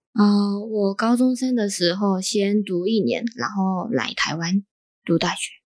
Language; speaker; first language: Chinese; non-native, fluent; Japanese